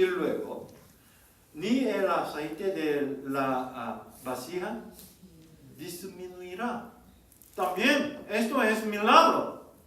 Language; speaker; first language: Spanish; non-native, learner; Korean